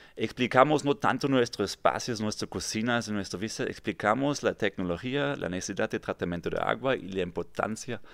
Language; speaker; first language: Spanish; non-native, fluent; German